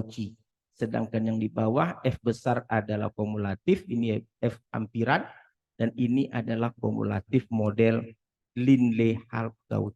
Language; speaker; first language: Indonesian; native; Indonesian